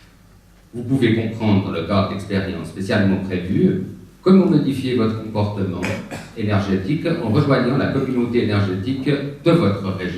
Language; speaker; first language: French; native; French